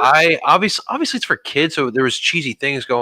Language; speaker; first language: English; native; English